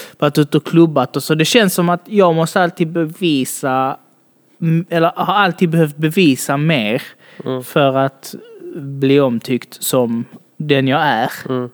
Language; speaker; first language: Swedish; early bilingual, other home language; Bangla